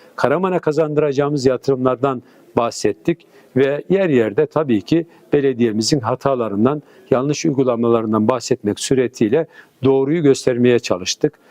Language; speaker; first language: Turkish; native; Turkish